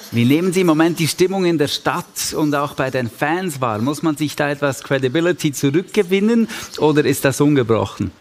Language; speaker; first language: German; native; German